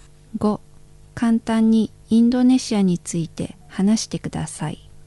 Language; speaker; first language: Japanese; non-native, fluent; Indonesian